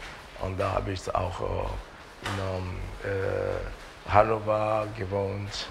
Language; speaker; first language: German; non-native, learner; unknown